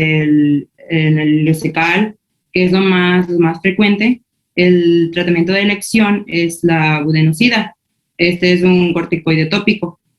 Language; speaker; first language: Spanish; native; Spanish